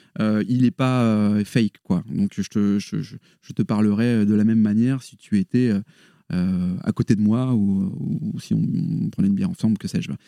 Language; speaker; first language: French; native; French